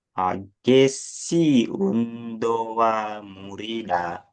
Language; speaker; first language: Japanese; non-native, learner; Indonesian